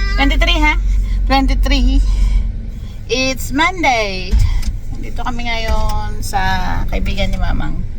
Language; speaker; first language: Filipino; non-native, local second language; Pampanga